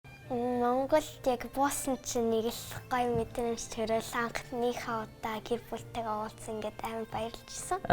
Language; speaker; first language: Mongolian; early bilingual, heritage; Mongolian